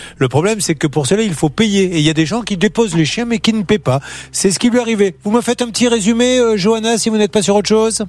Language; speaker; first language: French; native; French